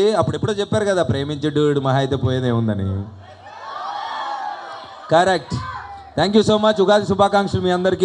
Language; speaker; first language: Telugu; native; Telugu